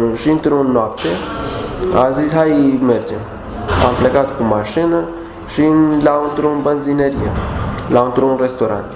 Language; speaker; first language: Romanian; non-native, learner; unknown